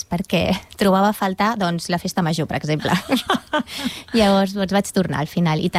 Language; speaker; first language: Catalan; native; Catalan